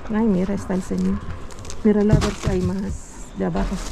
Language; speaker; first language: Spanish; non-native, learner; Filipino